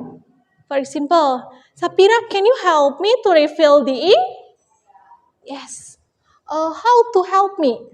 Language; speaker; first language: English; non-native, learner; Indonesian